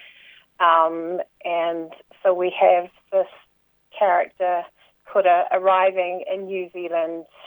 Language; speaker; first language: English; native; English